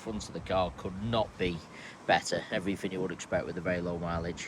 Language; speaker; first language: English; native; English